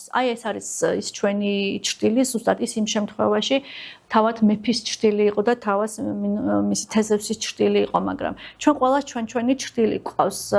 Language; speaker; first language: Georgian; native; Georgian